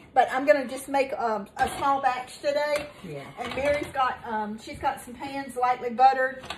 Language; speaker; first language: English; native; English